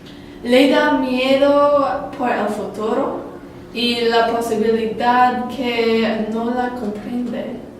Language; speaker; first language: Spanish; non-native, learner; English